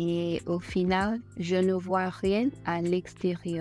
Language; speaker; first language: French; non-native, learner; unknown